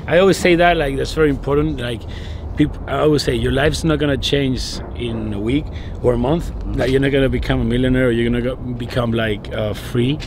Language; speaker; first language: English; non-native, fluent; Spanish